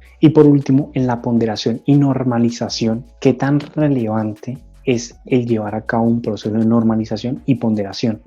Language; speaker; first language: Spanish; native; Spanish